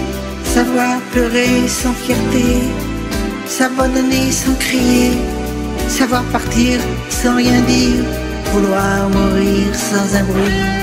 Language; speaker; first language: French; native; French